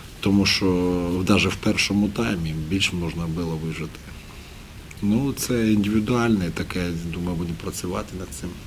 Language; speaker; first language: Ukrainian; native; Ukrainian